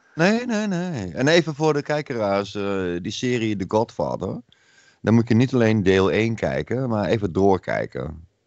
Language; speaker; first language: Dutch; native; Dutch